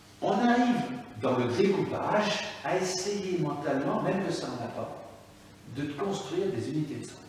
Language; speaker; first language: French; native; French